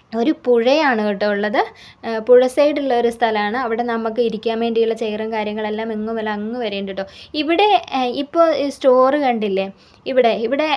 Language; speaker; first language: Malayalam; native; Malayalam